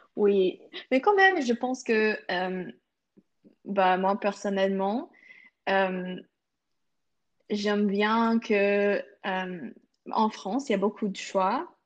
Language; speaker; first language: French; non-native, local second language; English